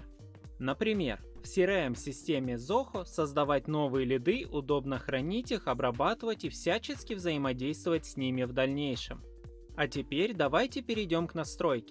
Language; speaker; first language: Russian; native; Russian